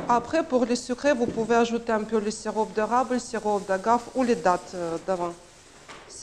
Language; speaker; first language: French; non-native, learner; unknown